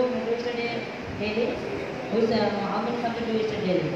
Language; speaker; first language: English; non-native, learner; Bangla